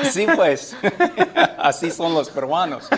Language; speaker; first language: Spanish; non-native, fluent; English